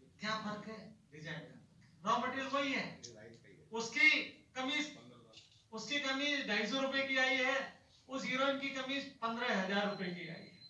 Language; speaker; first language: Hindi; native; Hindi